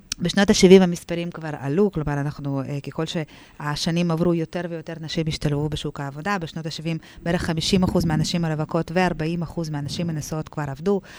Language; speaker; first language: Hebrew; early bilingual, other home language; Russian